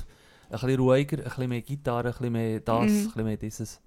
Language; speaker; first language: German; native; German